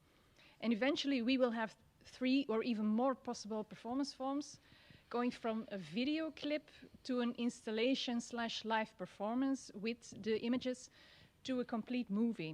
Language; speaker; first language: English; non-native, fluent; Dutch